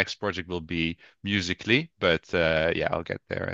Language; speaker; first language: English; non-native, fluent; Dutch